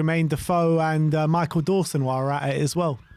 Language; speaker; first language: English; native; English